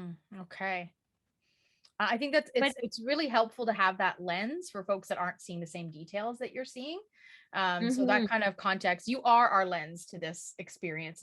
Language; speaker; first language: English; native; English